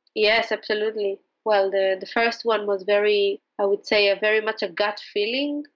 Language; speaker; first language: English; non-native, fluent; Hebrew